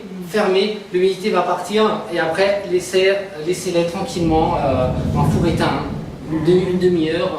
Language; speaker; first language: French; native; French